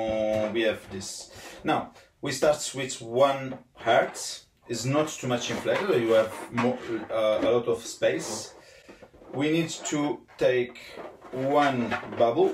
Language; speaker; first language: English; non-native, learner; Italian